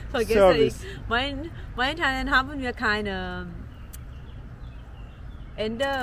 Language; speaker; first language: German; non-native, learner; Thai